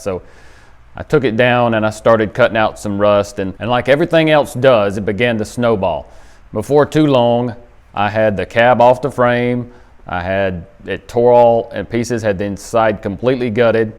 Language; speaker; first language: English; native; English